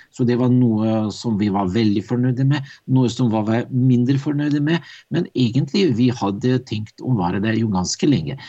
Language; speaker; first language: Norwegian; non-native, fluent; Russian